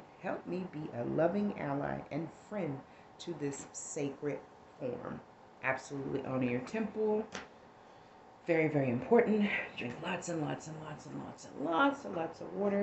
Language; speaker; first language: English; native; English